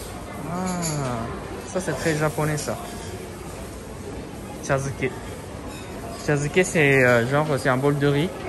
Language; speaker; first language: French; non-native, fluent; Japanese